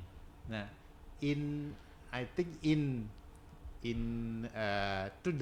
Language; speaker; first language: English; non-native, learner; Indonesian